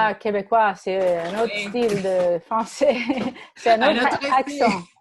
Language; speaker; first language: French; non-native, fluent; English